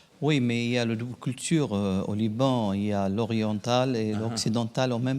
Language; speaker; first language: French; non-native, local second language; Arabic